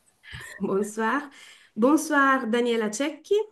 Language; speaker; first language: French; non-native, fluent; Italian